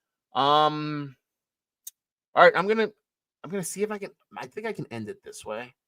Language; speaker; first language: English; native; English